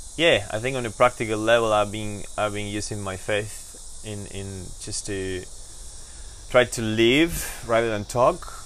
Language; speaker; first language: English; non-native, fluent; Spanish